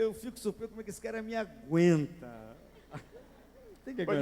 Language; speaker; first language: Portuguese; native; Portuguese